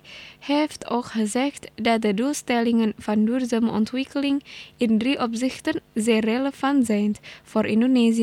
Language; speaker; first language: Dutch; non-native, learner; Indonesian